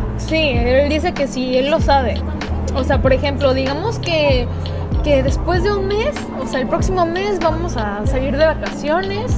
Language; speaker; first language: Spanish; early bilingual, other home language; Korean